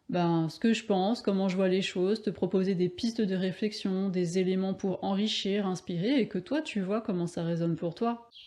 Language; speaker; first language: French; native; French